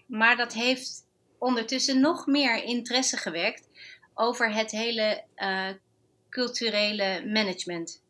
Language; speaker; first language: Dutch; non-native, fluent; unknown